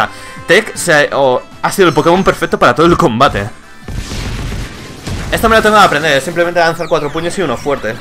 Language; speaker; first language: Spanish; native; Spanish